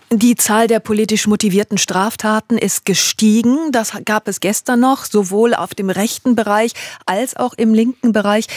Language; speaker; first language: German; native; German